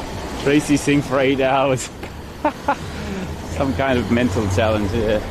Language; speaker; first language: English; native; English